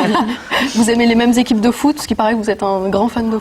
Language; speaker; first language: French; native; French